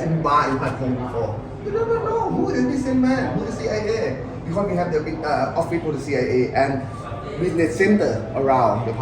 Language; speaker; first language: English; non-native, learner; Thai